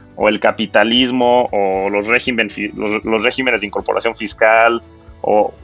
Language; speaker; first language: Spanish; native; Spanish